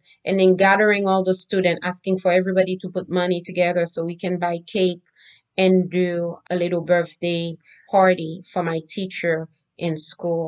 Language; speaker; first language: English; non-native, fluent; Haitian Creole